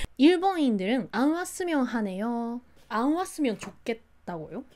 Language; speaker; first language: Korean; non-native, learner; Japanese